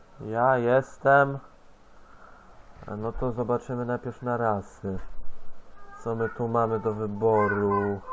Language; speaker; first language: Polish; native; Polish